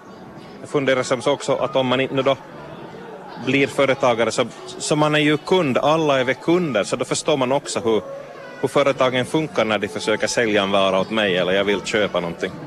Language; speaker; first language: Swedish; native; Swedish